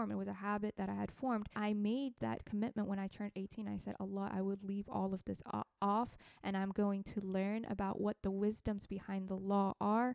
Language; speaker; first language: English; non-native, fluent; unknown